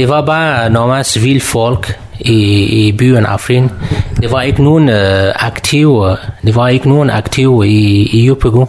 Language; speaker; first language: Danish; non-native, learner; Kurdish